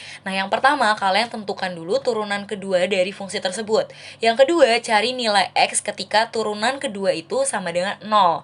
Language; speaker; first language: Indonesian; native; Indonesian